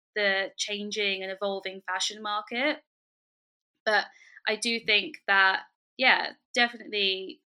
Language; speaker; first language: English; native; English